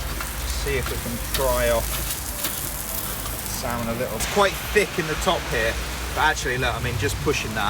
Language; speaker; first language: English; native; English